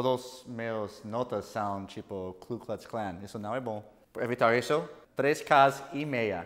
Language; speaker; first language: Portuguese; non-native, learner; English